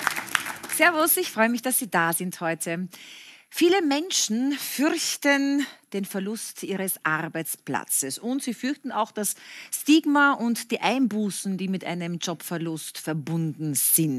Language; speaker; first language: German; native; German